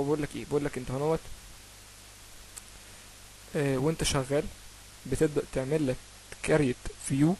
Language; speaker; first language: Arabic; native; Arabic